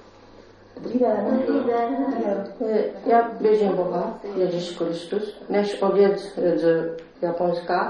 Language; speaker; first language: Czech; non-native, learner; Japanese